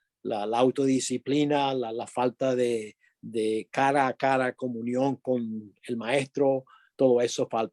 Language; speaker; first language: Spanish; early bilingual, other home language; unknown